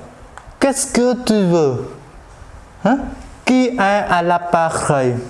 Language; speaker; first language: French; non-native, fluent; Khmer